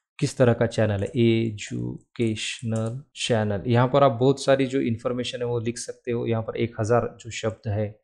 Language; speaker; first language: Hindi; non-native, local second language; Marathi